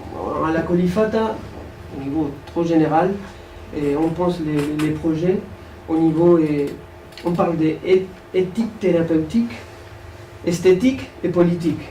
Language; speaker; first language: French; non-native, fluent; Spanish